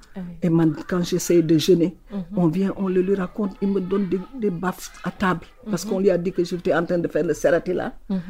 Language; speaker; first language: French; non-native, local second language; Wolof